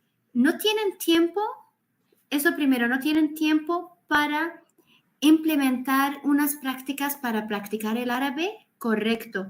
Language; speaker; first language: Spanish; non-native, fluent; Arabic